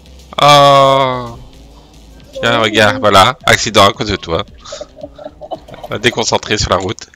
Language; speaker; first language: French; native; French